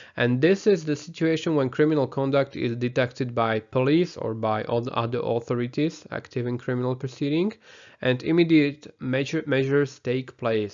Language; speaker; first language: English; non-native, fluent; Slovak